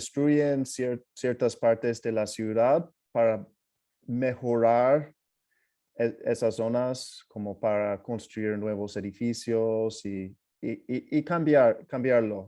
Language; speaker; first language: Spanish; non-native, fluent; English